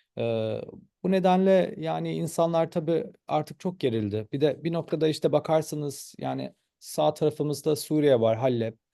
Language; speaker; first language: Turkish; early bilingual, heritage; Turkish